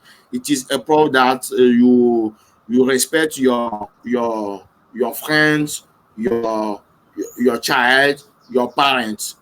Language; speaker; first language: English; non-native, learner; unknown